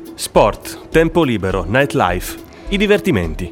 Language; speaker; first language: Italian; native; Italian